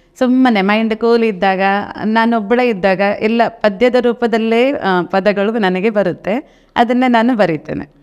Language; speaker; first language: Kannada; non-native, local second language; Konkani